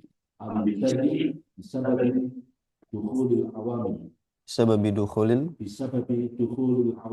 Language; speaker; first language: Arabic; non-native, learner; Indonesian